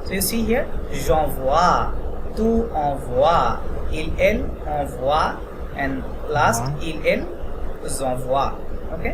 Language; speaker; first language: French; non-native, learner; Bangla